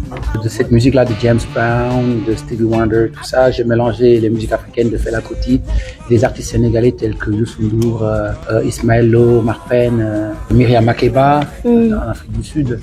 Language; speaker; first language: French; non-native, local second language; Wolof